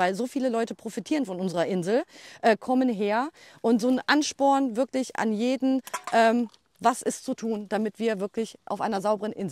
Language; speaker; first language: German; native; German